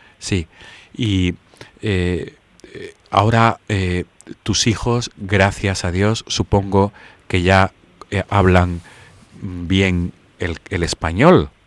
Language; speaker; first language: Spanish; native; Spanish